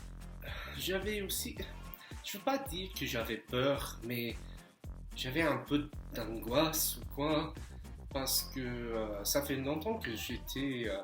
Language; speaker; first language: French; non-native, fluent; English